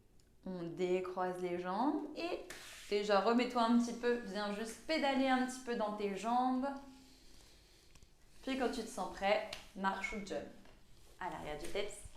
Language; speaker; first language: French; native; French